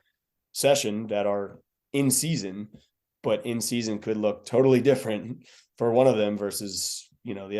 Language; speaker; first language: English; native; English